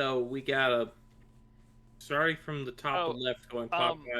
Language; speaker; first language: English; native; English